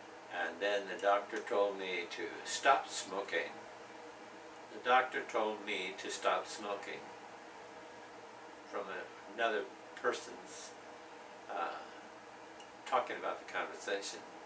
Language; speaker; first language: English; native; English